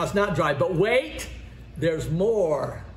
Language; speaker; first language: English; native; English